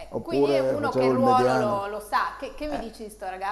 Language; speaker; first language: Italian; native; Italian